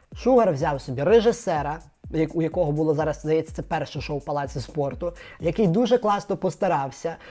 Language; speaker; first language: Ukrainian; native; Ukrainian